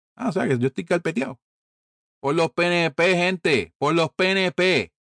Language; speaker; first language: Spanish; early bilingual, heritage; Spanish